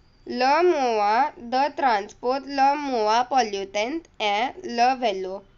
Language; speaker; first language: French; non-native, learner; Hindi